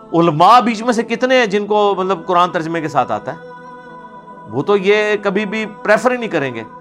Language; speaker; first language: Urdu; non-native, local second language; Punjabi